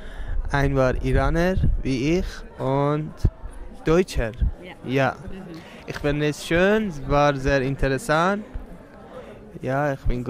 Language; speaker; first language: German; non-native, learner; Persian